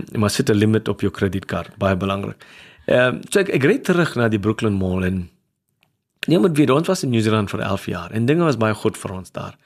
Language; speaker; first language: Afrikaans; non-native, local second language; English